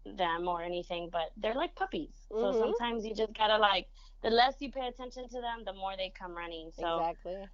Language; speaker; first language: English; early bilingual, other home language; Spanish